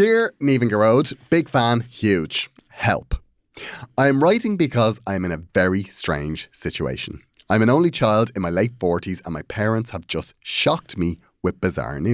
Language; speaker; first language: English; native; English